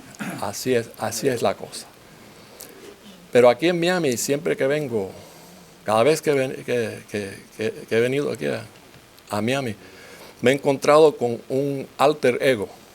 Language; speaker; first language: Spanish; native; Spanish